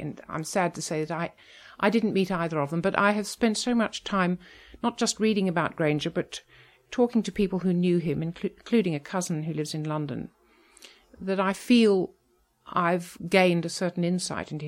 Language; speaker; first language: English; native; English